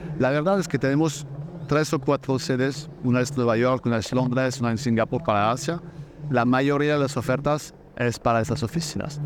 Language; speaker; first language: Spanish; non-native, fluent; French